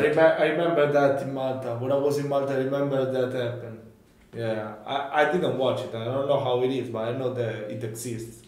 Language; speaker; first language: English; non-native, fluent; Italian